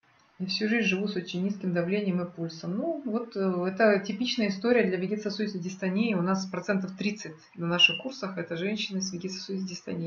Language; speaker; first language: Russian; native; Russian